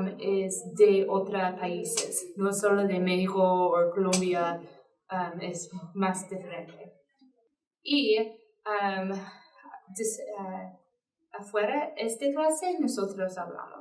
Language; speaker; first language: Spanish; non-native, learner; English